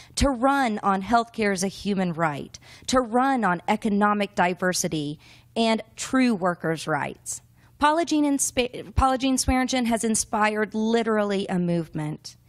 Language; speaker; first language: English; native; English